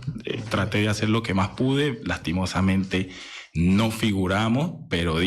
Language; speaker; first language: Spanish; native; Spanish